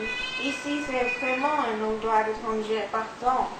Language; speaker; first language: French; non-native, learner; Chinese